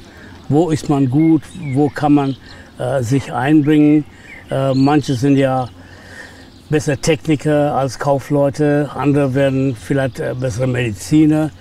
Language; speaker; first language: German; non-native, fluent; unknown